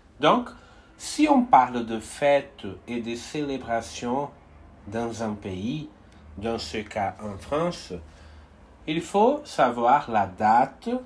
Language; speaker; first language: French; non-native, fluent; Portuguese